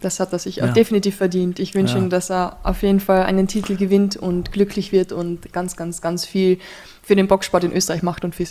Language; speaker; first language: German; native; German